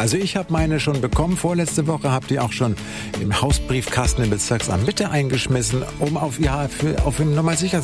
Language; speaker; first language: German; native; German